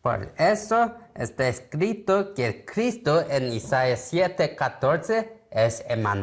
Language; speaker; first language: Spanish; non-native, learner; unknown